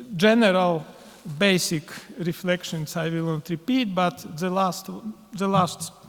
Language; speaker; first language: English; non-native, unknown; Latvian